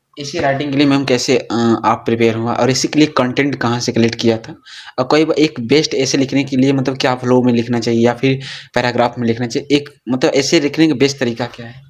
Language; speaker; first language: Hindi; native; Hindi